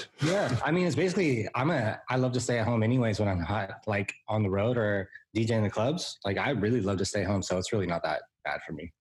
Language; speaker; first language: English; native; English